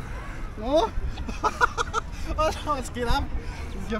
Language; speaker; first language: German; native; German